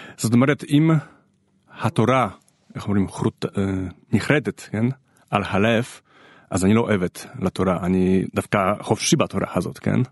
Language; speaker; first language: Hebrew; non-native, fluent; Polish